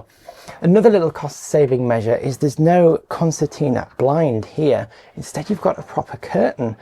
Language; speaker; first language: English; native; English